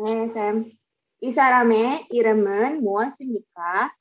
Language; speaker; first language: Korean; non-native, learner; Indonesian